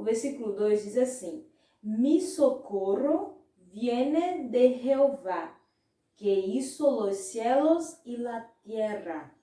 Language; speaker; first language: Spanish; non-native, fluent; Portuguese